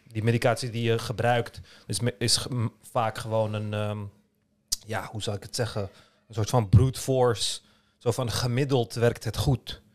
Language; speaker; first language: Dutch; early bilingual, other home language; Turkish